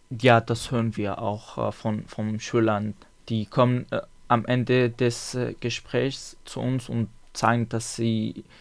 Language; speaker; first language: German; non-native, learner; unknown